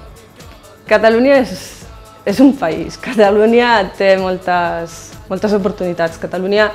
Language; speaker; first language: Catalan; non-native, fluent; Italian